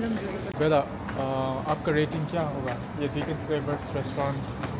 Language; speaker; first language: Hindi; non-native, learner; Nepali